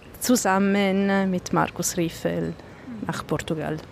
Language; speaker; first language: German; non-native, local second language; Italian